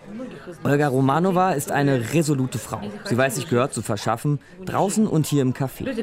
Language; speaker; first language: German; native; German